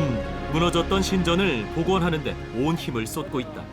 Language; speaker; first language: Korean; native; Korean